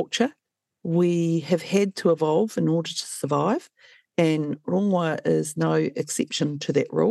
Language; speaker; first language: English; native; English